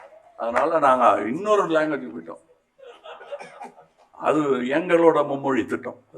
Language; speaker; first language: Tamil; native; Tamil